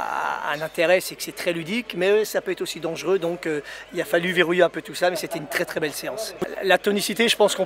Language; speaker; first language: French; native; French